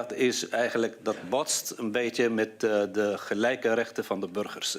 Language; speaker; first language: Dutch; non-native, fluent; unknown